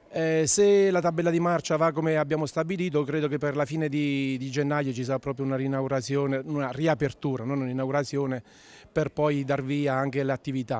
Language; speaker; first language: Italian; native; Italian